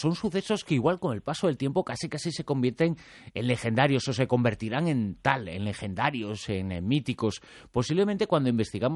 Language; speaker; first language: Spanish; native; Spanish